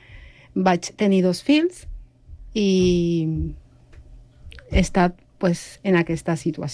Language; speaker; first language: Catalan; non-native, fluent; Spanish